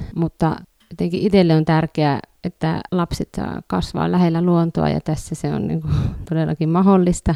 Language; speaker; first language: Finnish; native; Finnish